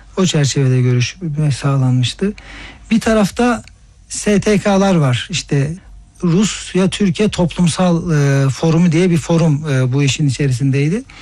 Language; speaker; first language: Turkish; native; Turkish